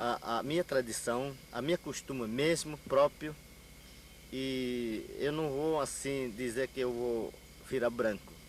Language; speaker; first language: Portuguese; non-native, local second language; Yanomámi